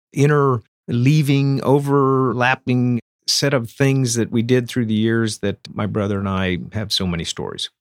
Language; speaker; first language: English; native; English